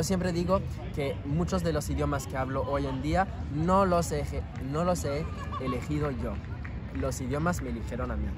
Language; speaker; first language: Spanish; non-native, fluent; French